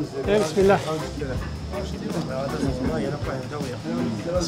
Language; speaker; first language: Arabic; non-native, learner; Korean